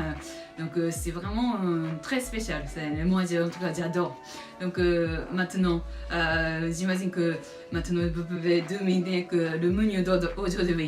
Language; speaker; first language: French; non-native, fluent; Japanese